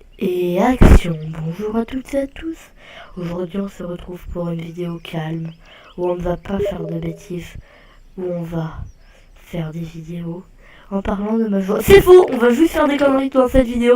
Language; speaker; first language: French; native; French